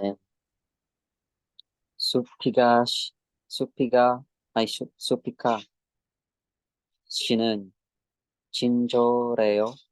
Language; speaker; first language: Korean; non-native, learner; Filipino